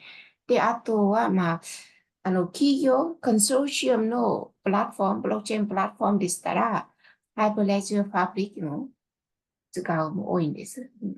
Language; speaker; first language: Japanese; non-native, fluent; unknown